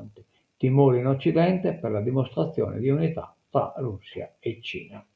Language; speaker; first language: Italian; non-native, local second language; Sardinian